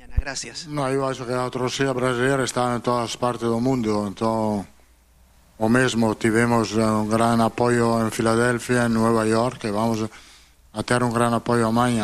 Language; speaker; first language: Portuguese; non-native, fluent; Italian